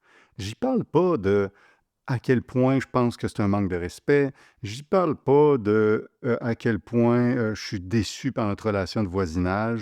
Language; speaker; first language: French; native; French